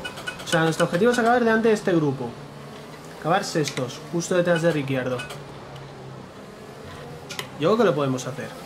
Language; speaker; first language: Spanish; native; Spanish